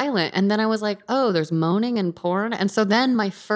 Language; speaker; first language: English; native; English